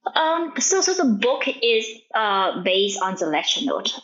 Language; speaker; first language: English; non-native, fluent; Vietnamese